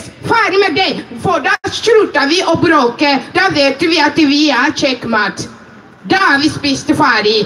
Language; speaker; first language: Norwegian; non-native, fluent; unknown